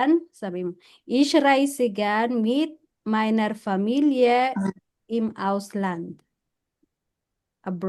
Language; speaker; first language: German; non-native, fluent; Filipino